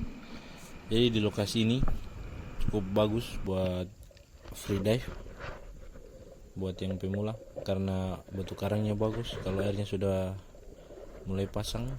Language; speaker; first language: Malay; non-native, local second language; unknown